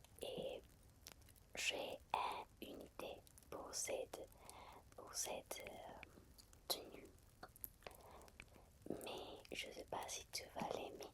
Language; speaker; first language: French; non-native, fluent; Spanish